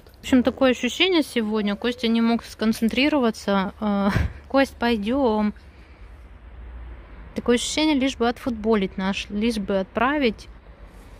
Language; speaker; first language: Russian; native; Russian